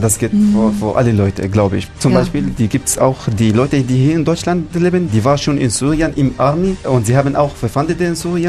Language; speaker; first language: German; non-native, learner; Arabic